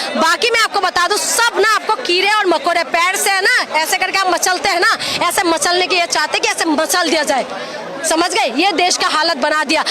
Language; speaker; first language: Hindi; non-native, local second language; Assamese